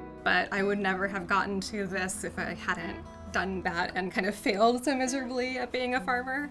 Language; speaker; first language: English; native; English